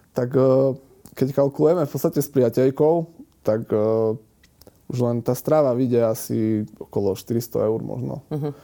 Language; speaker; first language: Slovak; native; Slovak